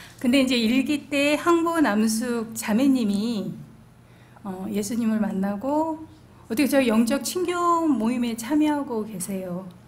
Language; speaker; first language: Korean; native; Korean